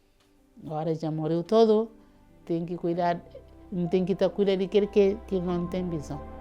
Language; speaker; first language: Portuguese; non-native, learner; Kabuverdianu